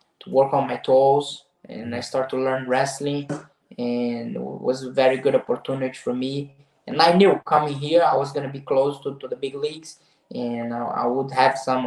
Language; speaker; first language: English; non-native, fluent; Portuguese